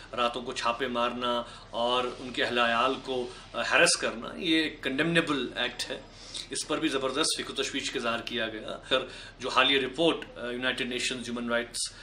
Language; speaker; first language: Urdu; non-native, local second language; Kashmiri